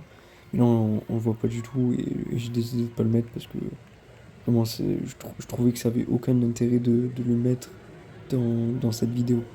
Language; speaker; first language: French; native; French